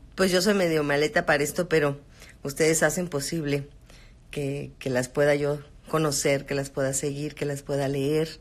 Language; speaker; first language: Spanish; native; Spanish